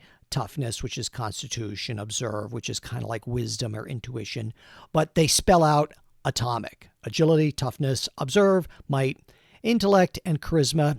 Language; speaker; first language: English; native; English